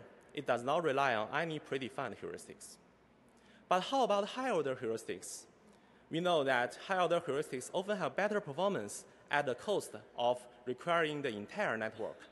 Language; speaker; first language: English; non-native, fluent; Chinese